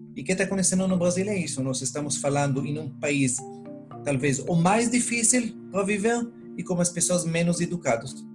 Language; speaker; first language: Portuguese; non-native, fluent; Hebrew